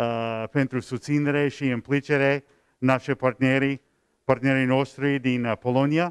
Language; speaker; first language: Romanian; non-native, learner; English